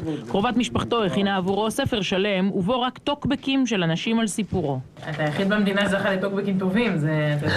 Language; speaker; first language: Hebrew; native; Hebrew